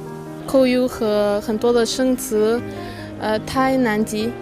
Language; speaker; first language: Chinese; non-native, learner; Spanish